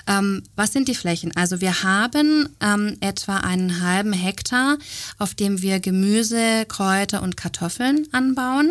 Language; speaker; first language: German; native; German